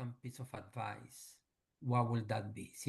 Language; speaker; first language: English; non-native, fluent; Spanish